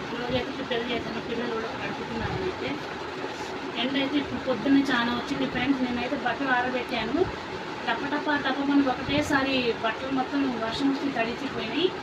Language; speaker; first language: Telugu; non-native, local second language; Urdu